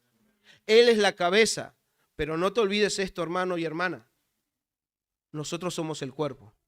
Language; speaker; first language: Spanish; native; Spanish